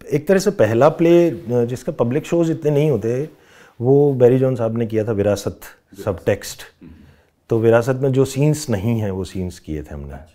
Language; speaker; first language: Hindi; non-native, local second language; Rajasthani